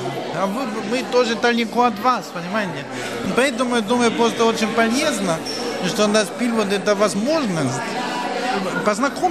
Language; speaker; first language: Russian; non-native, fluent; German